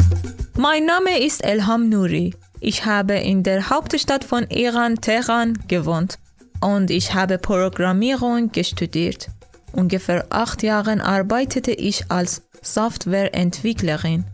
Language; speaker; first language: German; non-native, learner; Persian